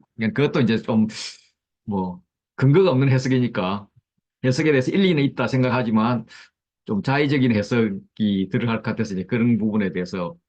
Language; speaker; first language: Korean; native; Korean